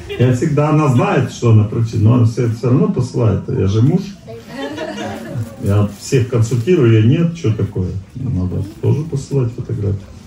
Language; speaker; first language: Russian; native; Russian